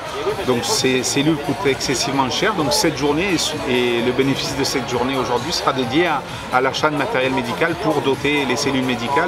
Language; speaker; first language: French; native; French